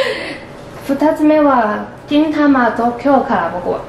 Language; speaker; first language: Japanese; non-native, learner; Chinese